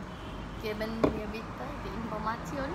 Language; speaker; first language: German; non-native, learner; Indonesian